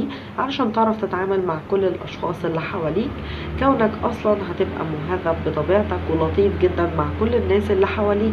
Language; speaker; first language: Arabic; native; Arabic